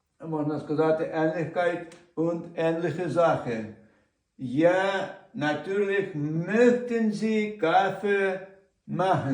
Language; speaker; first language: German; non-native, learner; Ukrainian